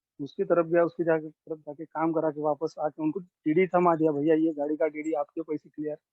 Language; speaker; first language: Hindi; non-native, local second language; Marathi